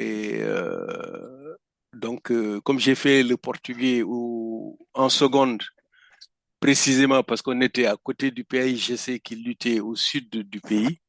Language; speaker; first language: French; non-native, local second language; Fula